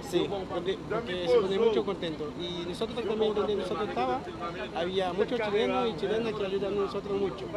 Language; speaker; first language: Spanish; non-native, learner; Haitian Creole